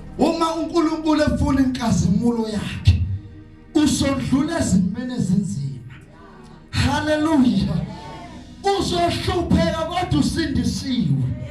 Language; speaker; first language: Zulu; native; Zulu